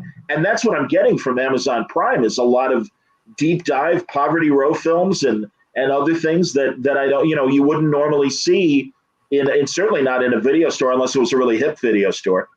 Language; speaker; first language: English; native; English